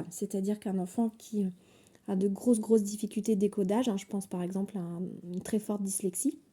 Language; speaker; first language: French; native; French